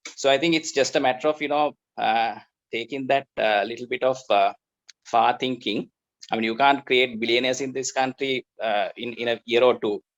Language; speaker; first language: English; non-native, local second language; Sinhala